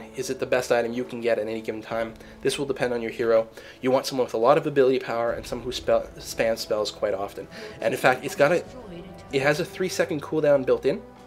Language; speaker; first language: English; native; English